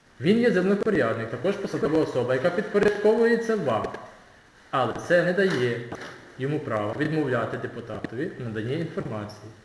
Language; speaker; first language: Ukrainian; native; Ukrainian